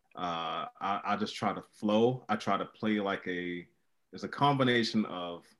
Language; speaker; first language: English; native; English